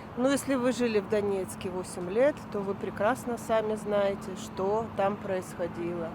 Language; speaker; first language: Russian; native; Russian